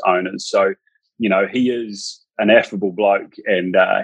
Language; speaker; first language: English; native; English